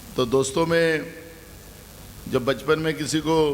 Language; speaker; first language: Hindi; non-native, local second language; Marathi